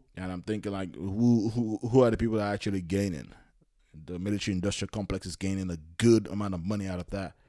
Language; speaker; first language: English; native; English